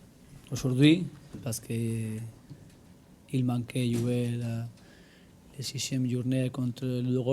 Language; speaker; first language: French; non-native, learner; Spanish